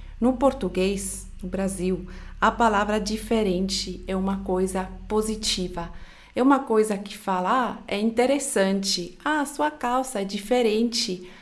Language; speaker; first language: Portuguese; non-native, fluent; Swiss German